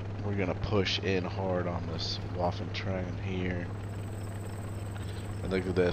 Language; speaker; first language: English; native; English